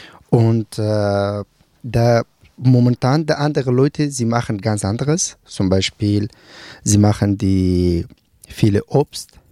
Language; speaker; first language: German; non-native, learner; Persian